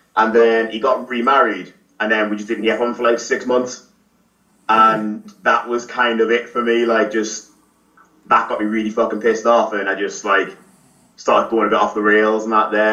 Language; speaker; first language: English; native; English